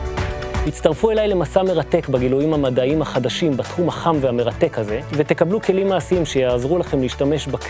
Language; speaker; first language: Hebrew; native; Hebrew